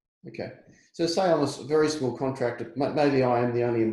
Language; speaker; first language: English; native; English